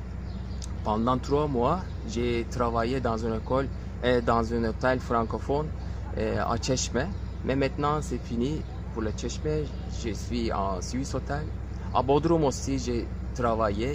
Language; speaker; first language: French; non-native, learner; Turkish